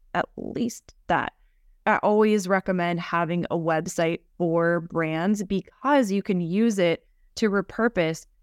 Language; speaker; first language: English; native; English